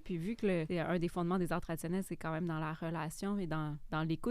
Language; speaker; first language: French; native; French